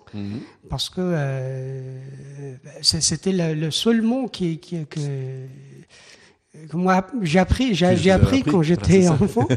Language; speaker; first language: French; non-native, fluent; Persian